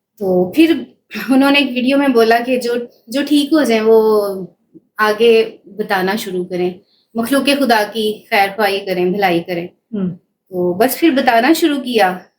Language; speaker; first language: Urdu; non-native, local second language; Punjabi